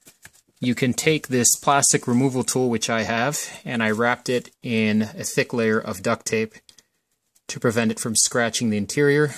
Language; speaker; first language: English; native; English